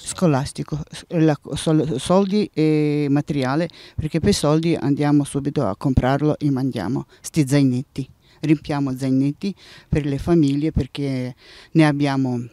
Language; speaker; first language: Italian; non-native, learner; Ukrainian